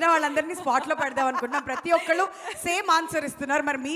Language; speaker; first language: Telugu; native; Telugu